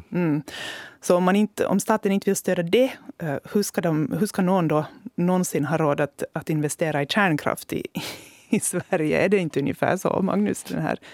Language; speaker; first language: Swedish; native; Swedish